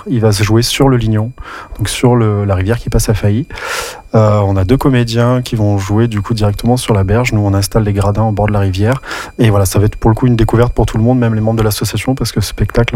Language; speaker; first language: French; native; French